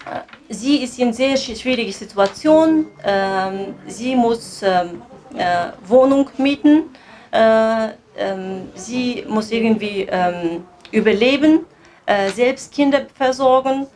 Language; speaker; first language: German; non-native, fluent; Kazakh